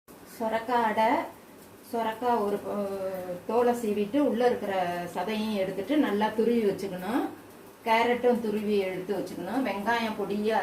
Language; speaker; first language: Tamil; native; Tamil